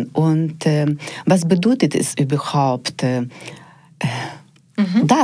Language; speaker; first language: German; non-native, fluent; Ukrainian